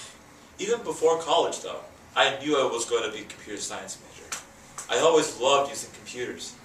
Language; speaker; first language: English; native; English